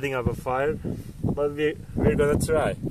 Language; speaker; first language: English; non-native, learner; Turkish